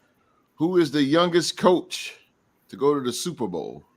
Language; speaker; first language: English; native; English